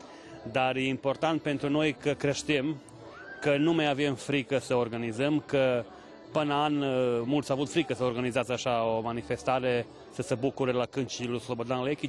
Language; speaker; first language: Romanian; non-native, local second language; Serbian